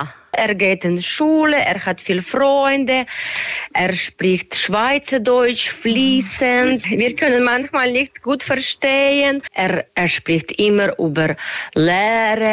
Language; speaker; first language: German; non-native, learner; Ukrainian